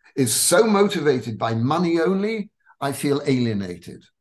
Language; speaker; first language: English; native; English